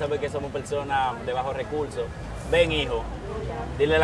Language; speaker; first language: Spanish; native; Spanish